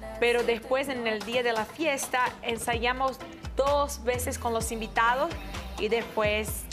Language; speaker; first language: Spanish; non-native, fluent; Portuguese